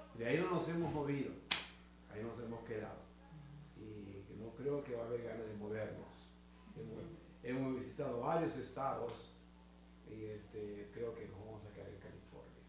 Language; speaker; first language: Spanish; native; Spanish